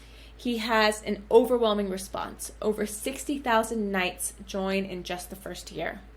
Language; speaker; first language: English; native; English